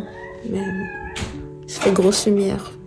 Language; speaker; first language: French; native; French